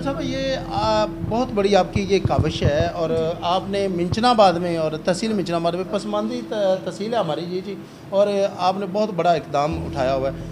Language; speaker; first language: Hindi; non-native, local second language; Punjabi